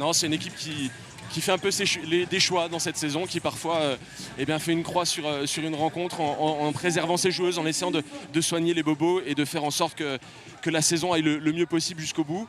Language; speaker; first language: French; native; French